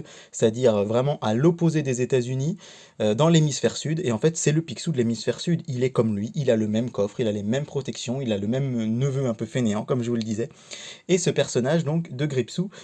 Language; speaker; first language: French; native; French